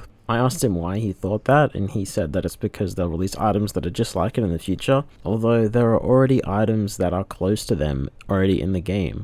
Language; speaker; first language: English; native; English